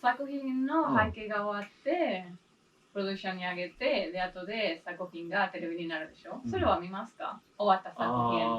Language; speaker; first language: Japanese; non-native, learner; English